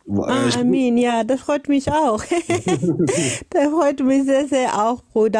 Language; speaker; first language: German; non-native, learner; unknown